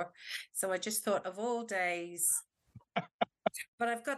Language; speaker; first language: English; native; English